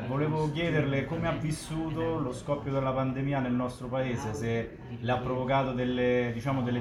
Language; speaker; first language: Italian; native; Italian